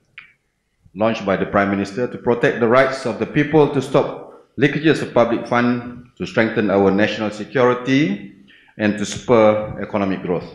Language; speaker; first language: English; non-native, local second language; Malay